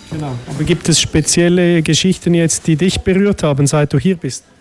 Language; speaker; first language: German; native; German